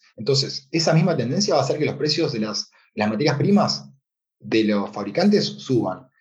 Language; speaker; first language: Spanish; native; Spanish